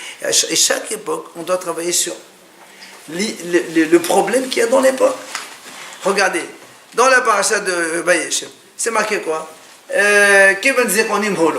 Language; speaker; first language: French; native; French